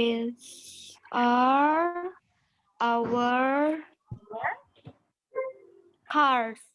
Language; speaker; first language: English; non-native, learner; Indonesian